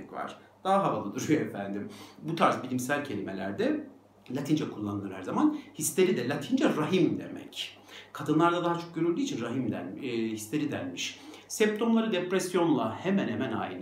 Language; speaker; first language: Turkish; native; Turkish